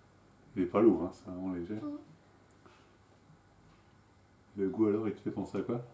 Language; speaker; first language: French; native; French